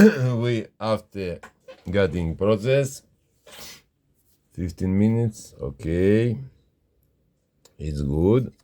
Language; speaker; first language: English; non-native, learner; Russian